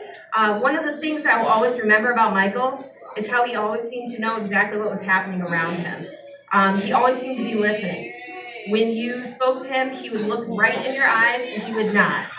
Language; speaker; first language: English; native; English